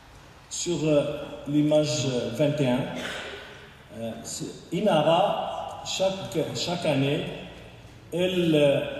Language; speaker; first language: French; non-native, local second language; Arabic